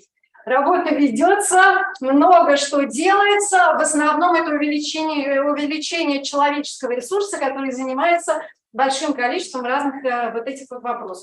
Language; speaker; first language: Russian; native; Russian